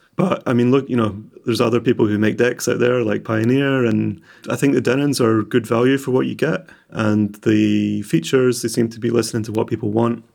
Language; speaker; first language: English; native; English